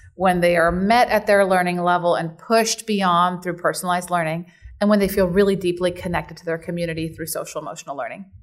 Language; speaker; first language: English; native; English